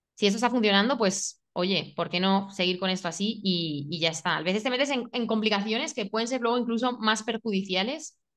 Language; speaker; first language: Spanish; native; Spanish